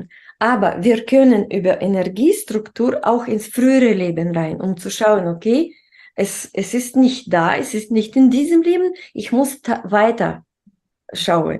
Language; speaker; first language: German; non-native, fluent; Russian